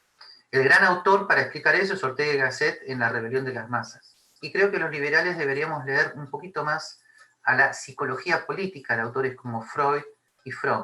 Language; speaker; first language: Spanish; native; Spanish